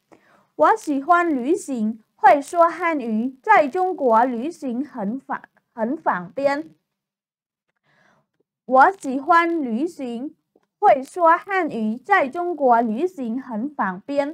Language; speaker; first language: Chinese; non-native, fluent; Khmer